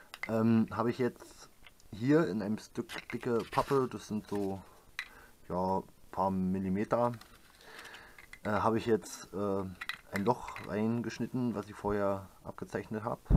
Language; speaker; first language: German; native; German